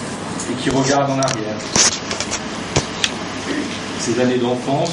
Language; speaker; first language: French; native; French